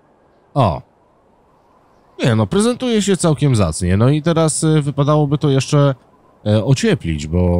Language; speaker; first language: Polish; native; Polish